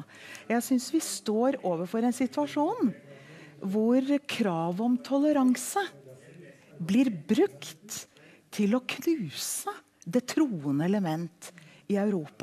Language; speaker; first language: Norwegian; early bilingual, heritage; Norwegian